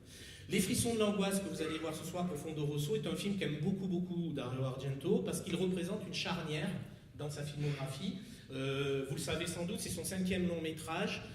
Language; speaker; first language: French; native; French